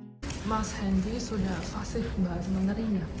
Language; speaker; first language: Indonesian; non-native, fluent; Chinese